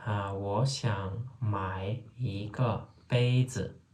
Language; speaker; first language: Chinese; non-native, fluent; Turkmen